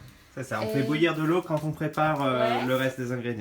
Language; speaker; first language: French; native; French